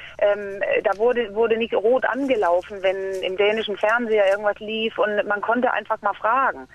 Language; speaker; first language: German; non-native, fluent; Danish